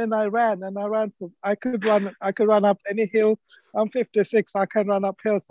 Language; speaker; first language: English; non-native, local second language; Sinhala